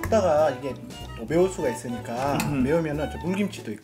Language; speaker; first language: Korean; native; Korean